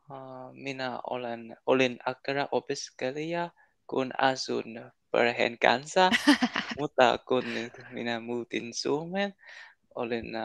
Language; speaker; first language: Finnish; non-native, learner; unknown